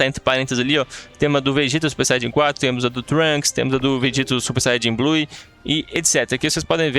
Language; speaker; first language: Portuguese; native; Portuguese